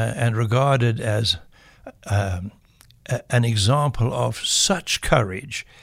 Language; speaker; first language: English; native; English